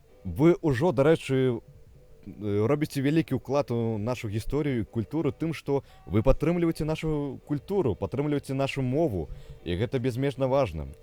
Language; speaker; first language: Belarusian; native; Belarusian